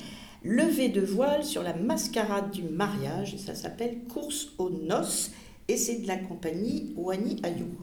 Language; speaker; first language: French; native; French